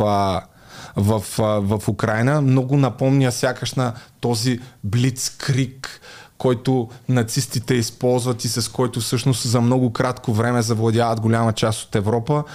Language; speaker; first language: Bulgarian; native; Bulgarian